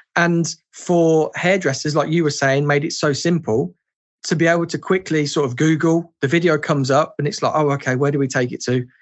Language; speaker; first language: English; native; English